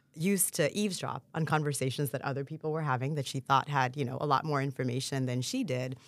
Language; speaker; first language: English; early bilingual, other home language; Haitian Creole